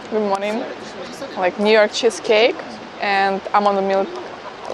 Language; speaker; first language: English; non-native, fluent; Ukrainian